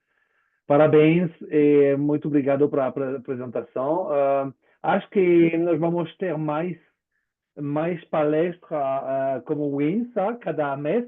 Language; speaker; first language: Portuguese; non-native, learner; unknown